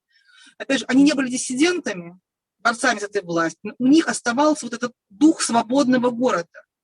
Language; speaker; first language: Russian; native; Russian